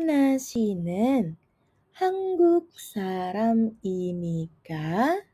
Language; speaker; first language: Korean; non-native, fluent; Indonesian